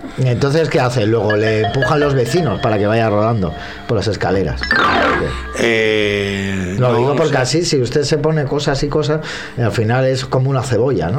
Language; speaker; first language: Spanish; native; Spanish